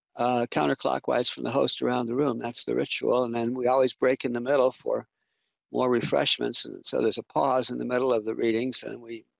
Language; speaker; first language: English; native; English